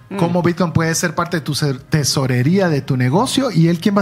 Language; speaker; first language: Spanish; native; Spanish